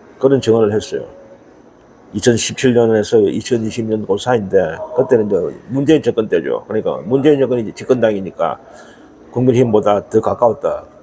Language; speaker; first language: Korean; native; Korean